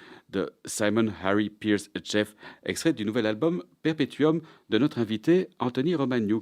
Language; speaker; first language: French; native; French